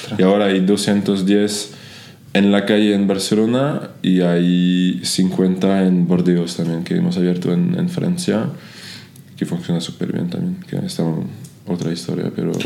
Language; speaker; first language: Spanish; non-native, fluent; French